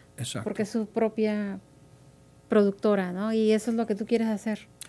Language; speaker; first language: Spanish; native; Spanish